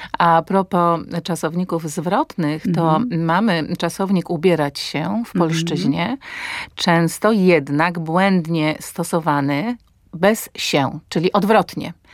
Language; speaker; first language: Polish; native; Polish